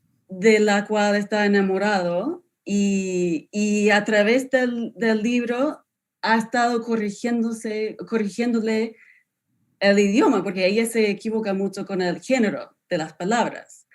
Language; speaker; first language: Spanish; non-native, fluent; English